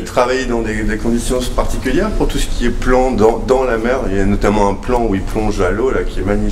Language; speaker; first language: French; native; French